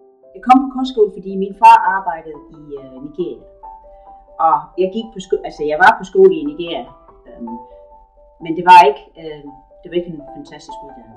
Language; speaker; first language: Danish; non-native, fluent; English